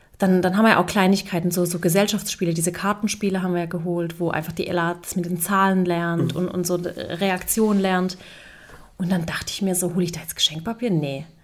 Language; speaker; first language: German; early bilingual, other home language; Turkish